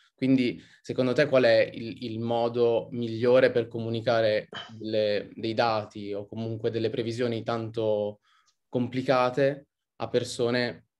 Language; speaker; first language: Italian; native; Italian